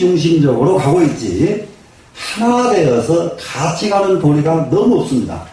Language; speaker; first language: Korean; native; Korean